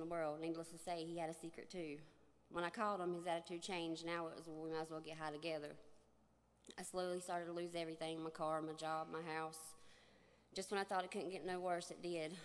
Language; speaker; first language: English; native; English